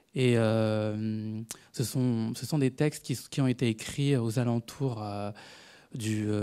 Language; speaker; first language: French; non-native, fluent; Tamil